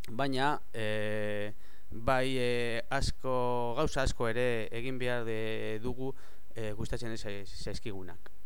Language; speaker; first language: Basque; non-native, learner; Spanish